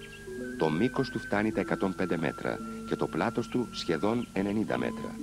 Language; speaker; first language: Greek; native; Greek